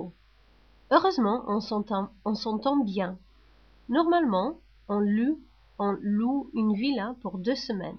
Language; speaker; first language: French; non-native, learner; English